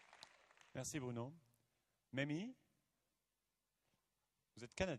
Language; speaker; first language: French; native; French